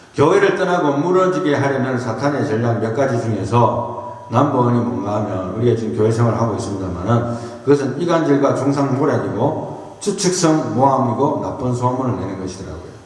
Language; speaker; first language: Korean; native; Korean